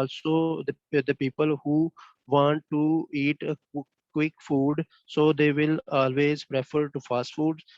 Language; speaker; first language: English; non-native, learner; Bangla